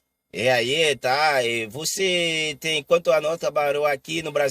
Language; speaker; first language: Portuguese; non-native, learner; Haitian Creole